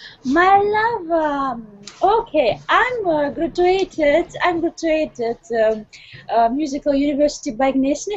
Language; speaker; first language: English; non-native, learner; Russian